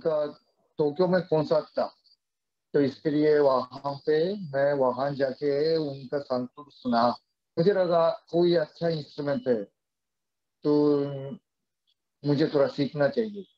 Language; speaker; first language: Hindi; non-native, fluent; Japanese